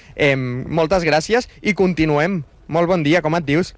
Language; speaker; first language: Catalan; native; Catalan